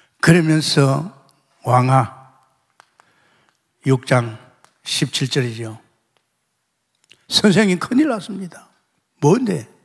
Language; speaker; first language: Korean; native; Korean